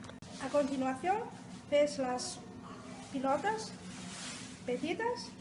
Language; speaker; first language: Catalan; non-native, learner; Portuguese